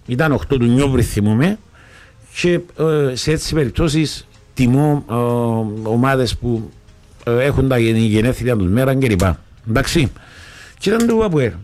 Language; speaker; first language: Greek; native; Greek